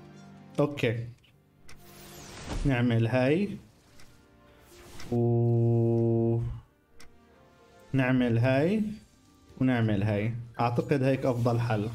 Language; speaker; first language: Arabic; native; Arabic